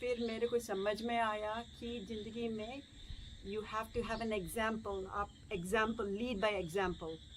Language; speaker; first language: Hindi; non-native, local second language; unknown